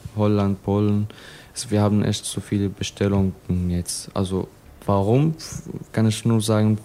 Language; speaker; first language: German; non-native, fluent; Arabic